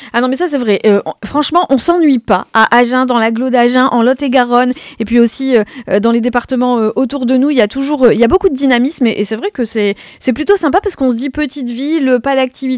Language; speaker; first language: French; native; French